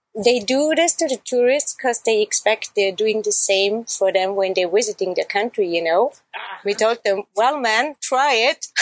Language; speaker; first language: English; non-native, fluent; German